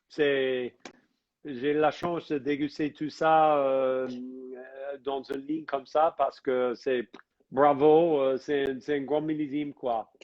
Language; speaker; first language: French; non-native, fluent; English